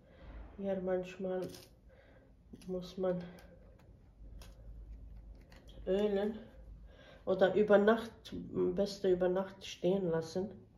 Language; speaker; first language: German; non-native, fluent; Bosnian